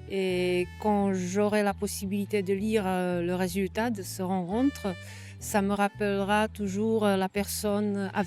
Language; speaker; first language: French; non-native, fluent; Czech